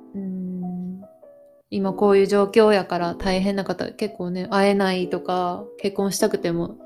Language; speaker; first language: Japanese; native; Japanese